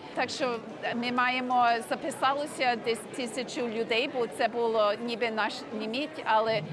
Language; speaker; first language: Ukrainian; early bilingual, heritage; Ukrainian